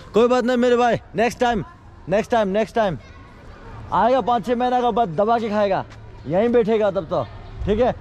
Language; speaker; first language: Hindi; non-native, fluent; Nepali